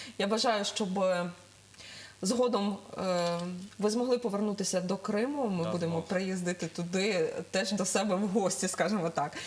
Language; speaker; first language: Ukrainian; native; Ukrainian